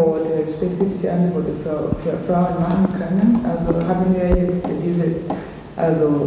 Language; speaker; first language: German; non-native, fluent; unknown